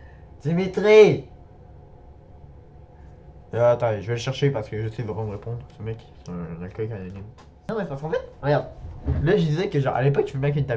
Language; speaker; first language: French; native; French